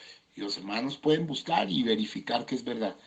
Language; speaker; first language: Spanish; native; Spanish